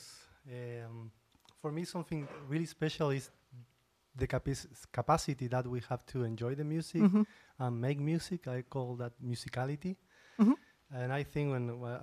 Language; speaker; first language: English; non-native, fluent; Spanish